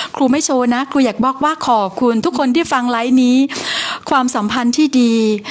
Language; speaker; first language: Thai; native; Thai